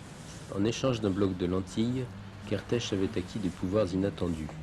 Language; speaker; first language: French; native; French